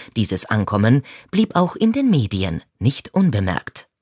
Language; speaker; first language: German; native; German